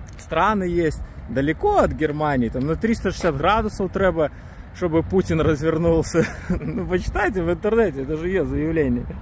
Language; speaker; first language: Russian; native; Russian